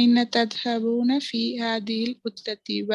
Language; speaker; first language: Arabic; non-native, learner; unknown